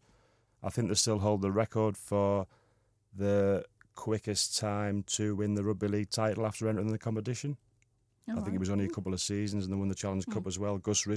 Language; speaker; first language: English; native; English